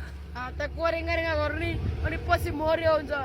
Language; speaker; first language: Nepali; non-native, local second language; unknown